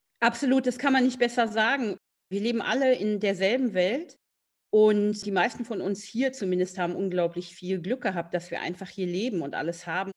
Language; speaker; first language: German; native; German